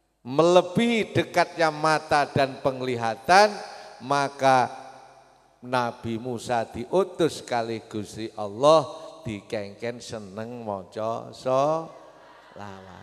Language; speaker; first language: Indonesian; non-native, local second language; Javanese